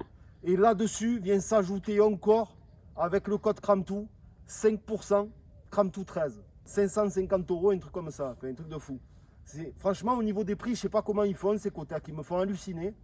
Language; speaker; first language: French; native; French